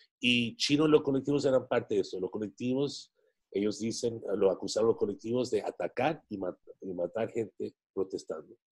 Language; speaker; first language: Spanish; non-native, fluent; English